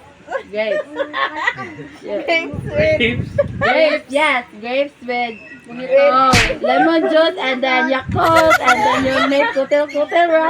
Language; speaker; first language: English; non-native, learner; Filipino